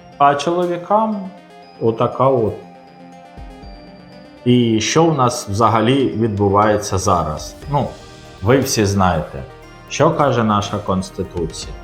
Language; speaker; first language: Ukrainian; non-native, local second language; Russian